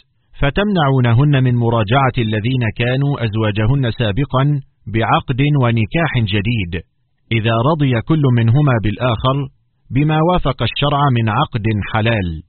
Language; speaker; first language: Arabic; native; Arabic